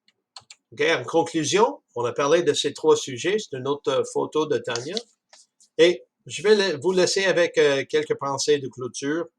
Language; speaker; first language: French; non-native, fluent; English